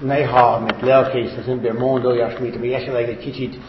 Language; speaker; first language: Hungarian; non-native, fluent; English